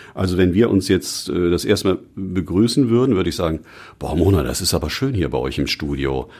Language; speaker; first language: German; native; German